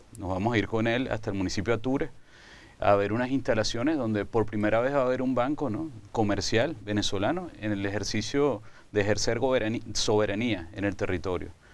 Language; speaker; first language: Spanish; native; Spanish